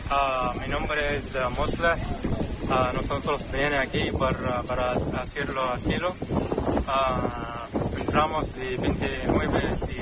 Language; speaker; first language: Spanish; non-native, learner; Arabic